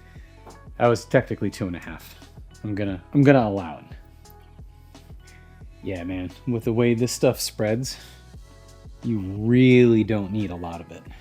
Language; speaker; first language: English; native; English